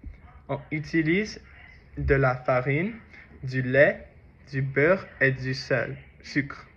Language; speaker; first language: French; non-native, learner; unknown